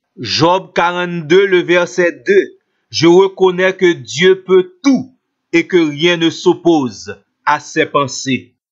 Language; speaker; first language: French; non-native, local second language; Haitian Creole